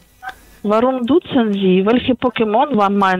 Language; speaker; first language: German; non-native, fluent; Polish